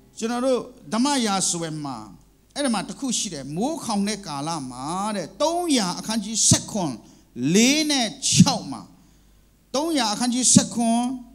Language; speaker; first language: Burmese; non-native, local second language; Kachin